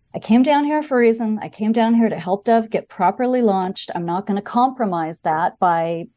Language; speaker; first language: English; native; English